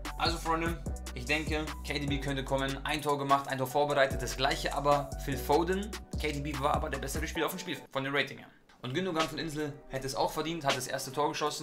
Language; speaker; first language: German; native; German